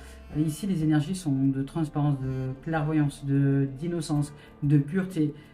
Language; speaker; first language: French; native; French